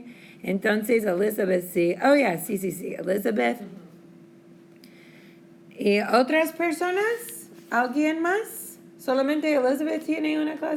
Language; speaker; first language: Spanish; non-native, fluent; English